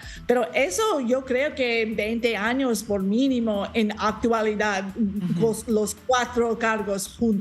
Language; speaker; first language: Spanish; non-native, learner; English